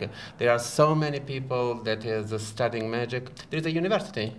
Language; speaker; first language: English; non-native, learner; Italian